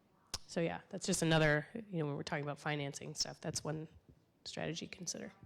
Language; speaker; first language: English; native; English